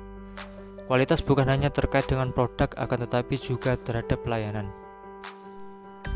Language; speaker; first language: Indonesian; native; Indonesian